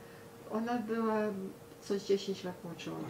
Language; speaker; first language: Polish; early bilingual, heritage; Polish